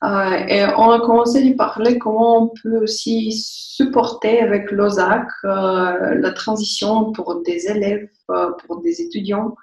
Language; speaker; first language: French; non-native, fluent; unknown